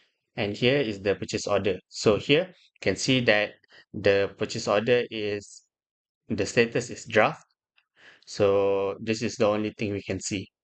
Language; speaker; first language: English; non-native, local second language; Malay